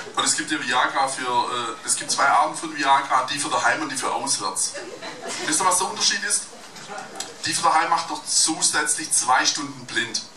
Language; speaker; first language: German; native; German